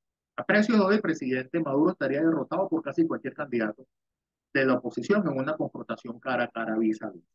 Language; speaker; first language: Spanish; native; Spanish